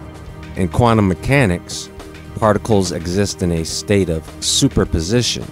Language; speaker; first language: English; native; English